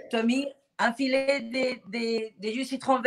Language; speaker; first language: French; non-native, fluent; Spanish